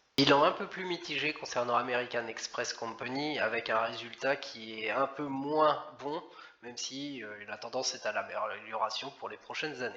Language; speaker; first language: French; native; French